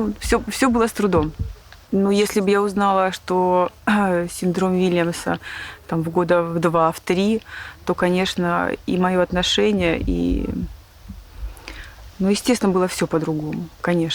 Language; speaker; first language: Russian; native; Russian